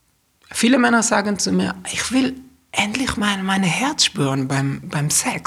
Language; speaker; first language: German; non-native, fluent; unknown